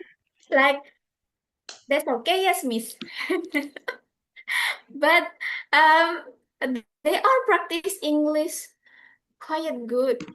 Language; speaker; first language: English; non-native, fluent; Indonesian